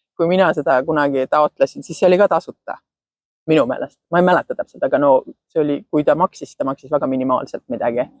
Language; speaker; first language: Estonian; native; Estonian